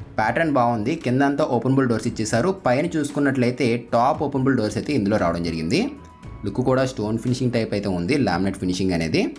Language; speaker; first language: Telugu; native; Telugu